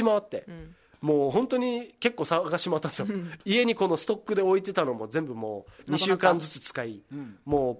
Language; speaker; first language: Japanese; native; Japanese